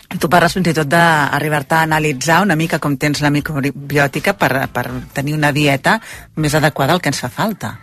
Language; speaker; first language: Catalan; native; Catalan